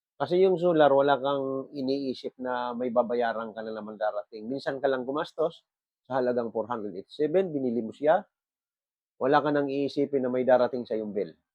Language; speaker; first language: Filipino; non-native, local second language; Bikol